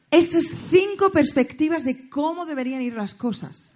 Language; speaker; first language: Spanish; native; Spanish